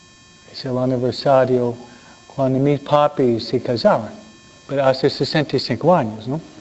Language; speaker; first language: Spanish; non-native, fluent; English